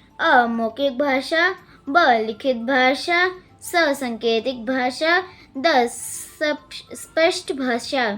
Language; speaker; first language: Hindi; non-native, local second language; Telugu